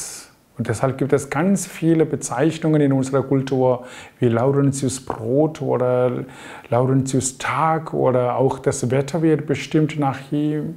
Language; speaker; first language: German; non-native, fluent; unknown